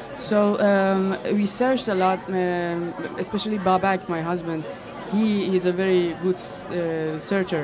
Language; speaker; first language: English; non-native, fluent; Persian